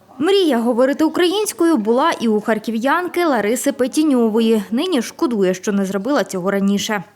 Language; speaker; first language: Ukrainian; native; Ukrainian